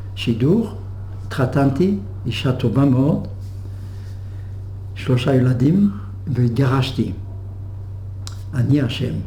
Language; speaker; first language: Hebrew; non-native, fluent; French